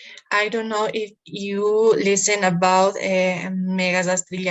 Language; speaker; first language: English; non-native, learner; Spanish